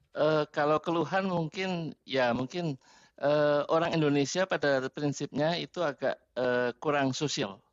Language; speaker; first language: Indonesian; native; Indonesian